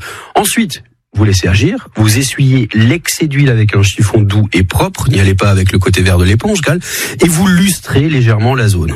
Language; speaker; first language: French; native; French